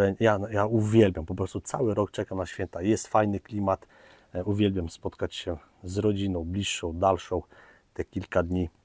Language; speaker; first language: Polish; native; Polish